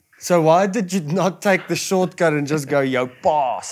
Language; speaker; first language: English; non-native, local second language; Afrikaans